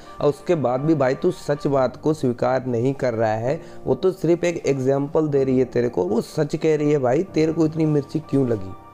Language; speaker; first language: Hindi; native; Hindi